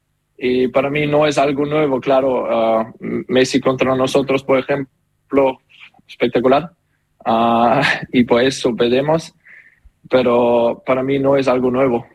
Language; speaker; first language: Spanish; non-native, learner; German